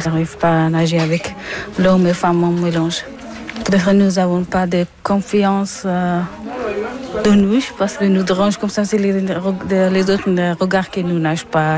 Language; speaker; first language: French; non-native, learner; Persian